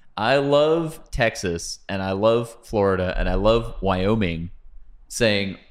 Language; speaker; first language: English; native; English